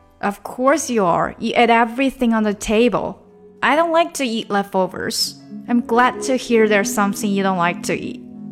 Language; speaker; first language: English; non-native, fluent; Chinese